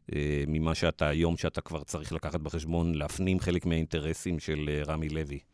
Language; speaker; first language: Hebrew; native; Hebrew